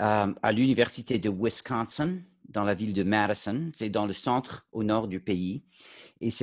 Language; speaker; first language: French; non-native, fluent; English